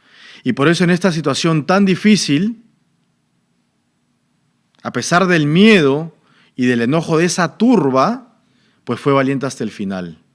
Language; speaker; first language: Spanish; native; Spanish